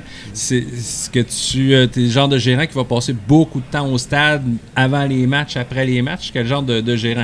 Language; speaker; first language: French; native; French